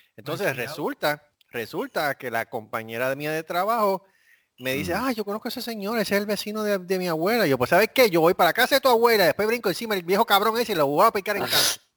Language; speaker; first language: Spanish; native; Spanish